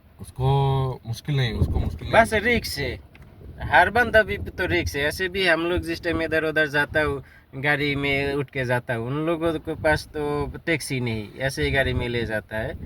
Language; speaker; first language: Hindi; non-native, fluent; Bangla